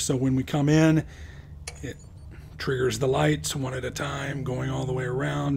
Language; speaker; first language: English; native; English